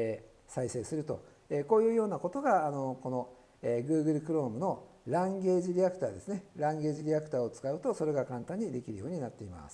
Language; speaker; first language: Japanese; native; Japanese